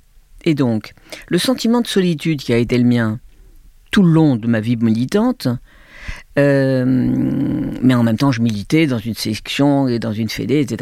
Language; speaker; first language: French; native; French